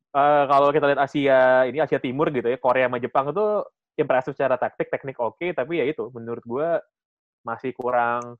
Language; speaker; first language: Indonesian; native; Indonesian